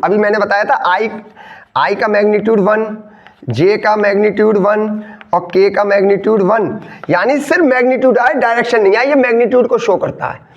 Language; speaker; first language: Hindi; native; Hindi